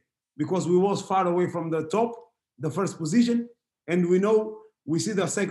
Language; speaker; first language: English; non-native, fluent; Portuguese